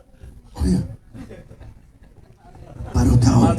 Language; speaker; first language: Indonesian; non-native, fluent; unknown